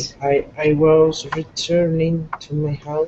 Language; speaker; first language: English; non-native, learner; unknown